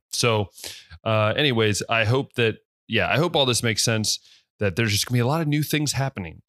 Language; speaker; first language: English; native; English